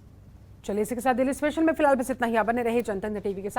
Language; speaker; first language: Hindi; native; Hindi